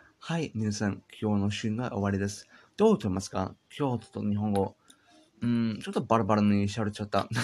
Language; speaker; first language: Japanese; non-native, learner; English